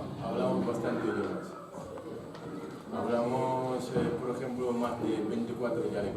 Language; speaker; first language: Spanish; non-native, fluent; Fula